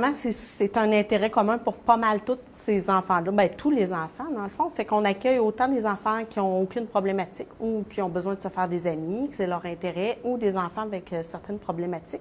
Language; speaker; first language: French; native; French